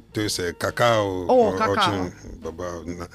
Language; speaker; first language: Russian; non-native, fluent; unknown